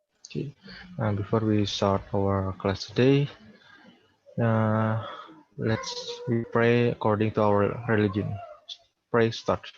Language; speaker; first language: English; non-native, learner; Indonesian